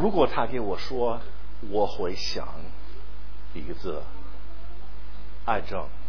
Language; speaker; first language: Chinese; non-native, fluent; English